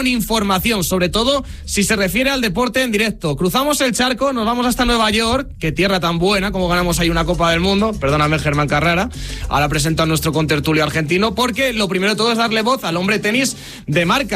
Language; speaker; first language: Spanish; native; Spanish